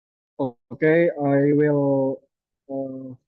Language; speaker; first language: English; non-native, learner; Indonesian